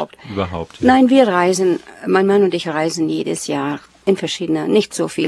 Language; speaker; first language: German; early bilingual, heritage; German